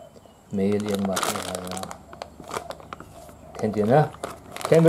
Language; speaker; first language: German; native; German